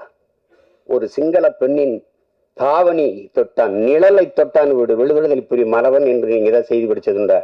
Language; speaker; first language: Tamil; native; Tamil